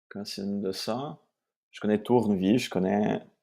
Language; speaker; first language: French; non-native, fluent; English